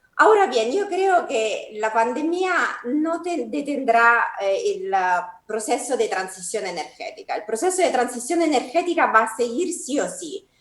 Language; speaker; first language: Spanish; non-native, fluent; Italian